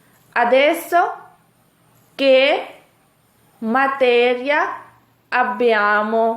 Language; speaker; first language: Italian; non-native, fluent; Urdu